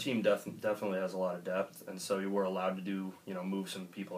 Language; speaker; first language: English; native; English